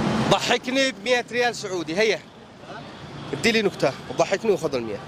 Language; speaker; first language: Arabic; native; Arabic